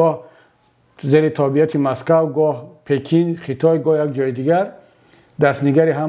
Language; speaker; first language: Persian; native; Persian